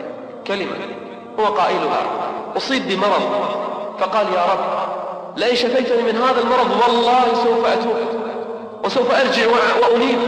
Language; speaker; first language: Arabic; native; Arabic